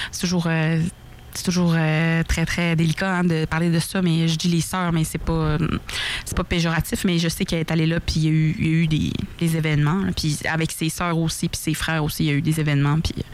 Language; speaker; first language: French; native; French